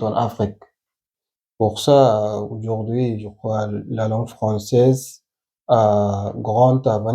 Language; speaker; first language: French; non-native, learner; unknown